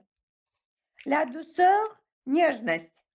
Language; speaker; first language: French; non-native, fluent; Russian